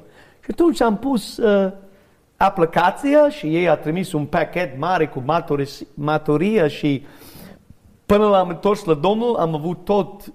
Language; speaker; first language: Romanian; non-native, learner; English